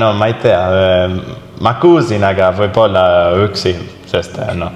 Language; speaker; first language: Estonian; non-native, learner; Italian